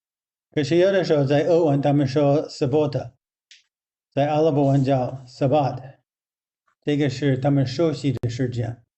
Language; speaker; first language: Chinese; non-native, fluent; English